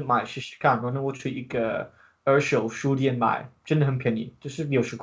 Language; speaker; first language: Chinese; non-native, learner; English